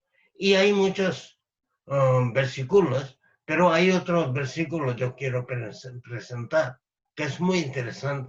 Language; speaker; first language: Spanish; non-native, fluent; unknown